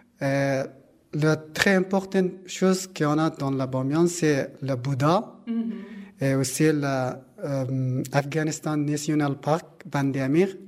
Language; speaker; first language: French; non-native, learner; Persian